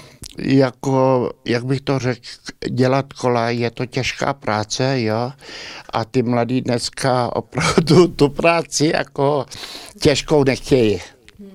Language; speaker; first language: Czech; early bilingual, heritage; Czech